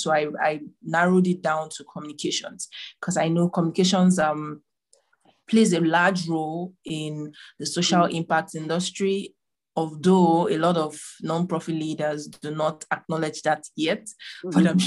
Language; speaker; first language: English; non-native, local second language; Igbo